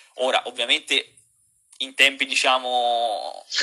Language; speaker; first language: Italian; native; Italian